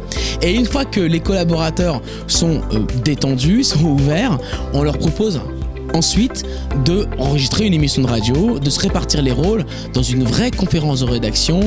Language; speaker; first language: French; native; French